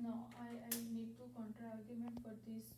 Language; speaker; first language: English; non-native, learner; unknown